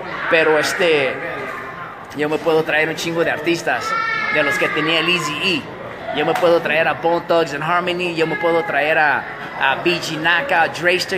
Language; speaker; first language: Spanish; early bilingual, other home language; English